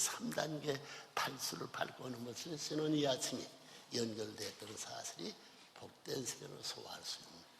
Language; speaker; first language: Korean; native; Korean